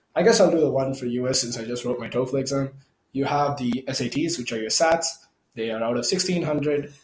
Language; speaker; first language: English; non-native, local second language; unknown